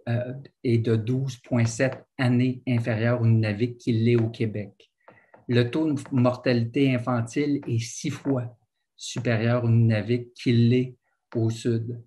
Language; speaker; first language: French; native; French